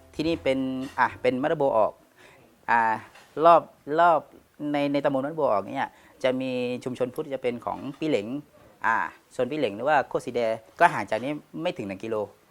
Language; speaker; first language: Thai; non-native, local second language; Pattani Malay